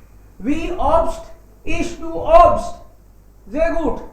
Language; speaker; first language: German; non-native, fluent; Hindi